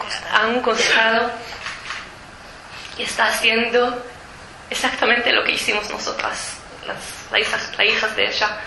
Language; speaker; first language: Spanish; early bilingual, heritage; Spanish